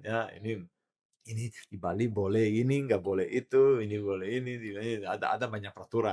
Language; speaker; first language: Indonesian; non-native, learner; Italian